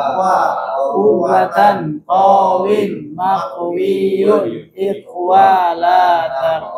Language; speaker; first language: Arabic; non-native, fluent; Indonesian